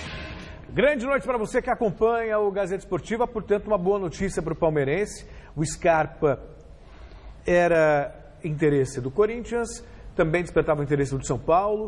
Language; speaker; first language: Portuguese; native; Portuguese